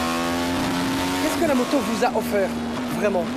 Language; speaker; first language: French; native; French